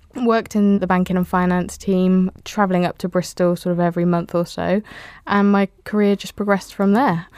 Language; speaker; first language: English; native; English